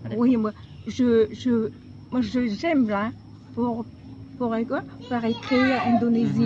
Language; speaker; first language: French; non-native, local second language; Javanese